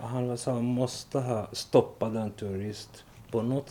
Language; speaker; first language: Swedish; non-native, learner; Arabic